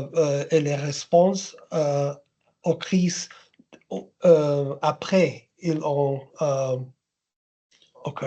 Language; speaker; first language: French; non-native, learner; English